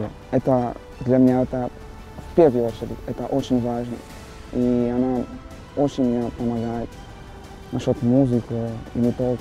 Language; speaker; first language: Russian; non-native, learner; Portuguese